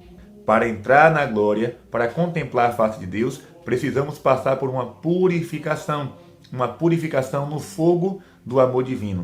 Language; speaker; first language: Portuguese; native; Portuguese